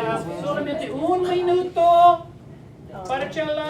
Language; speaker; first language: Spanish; non-native, learner; English